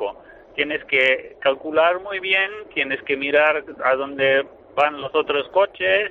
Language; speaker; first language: Spanish; non-native, fluent; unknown